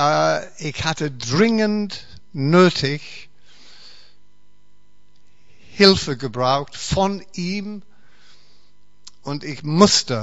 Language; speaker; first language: German; non-native, fluent; English